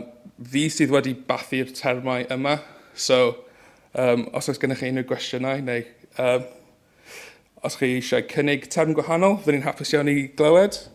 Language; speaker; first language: Welsh; native; Welsh